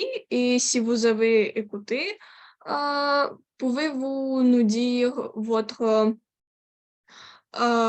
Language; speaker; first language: French; non-native, learner; Ukrainian